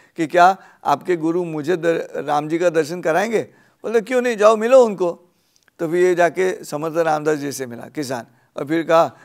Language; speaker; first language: Hindi; non-native, local second language; Marathi